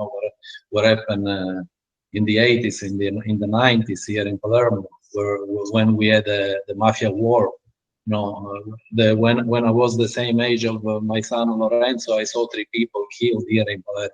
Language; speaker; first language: English; non-native, learner; Italian